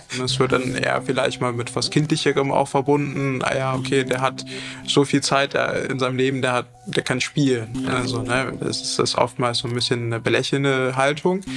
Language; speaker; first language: German; early bilingual, other home language; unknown